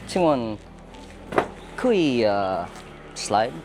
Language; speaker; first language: Chinese; non-native, learner; English